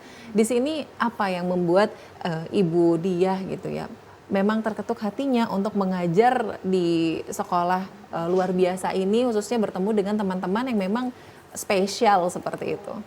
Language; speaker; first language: Indonesian; native; Indonesian